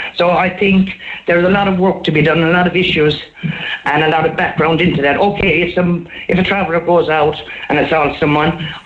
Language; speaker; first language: English; native; English